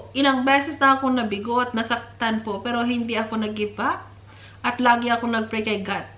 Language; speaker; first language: Filipino; non-native, local second language; Cebuano